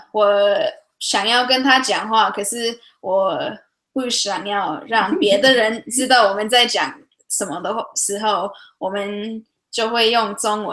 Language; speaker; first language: Chinese; early bilingual, heritage; English